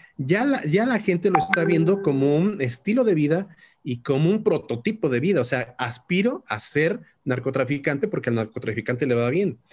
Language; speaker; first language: Spanish; native; Spanish